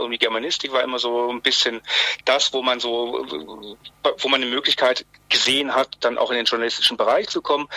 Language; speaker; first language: German; native; German